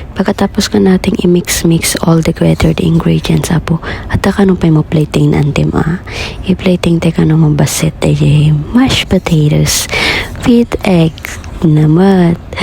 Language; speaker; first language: Filipino; non-native, local second language; Iloko